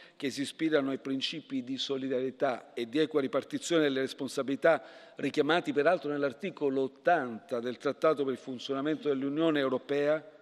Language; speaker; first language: Italian; native; Italian